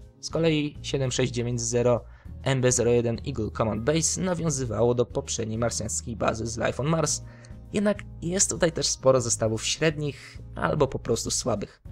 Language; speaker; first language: Polish; native; Polish